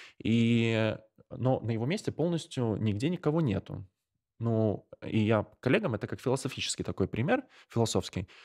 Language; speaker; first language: Russian; non-native, local second language; Latvian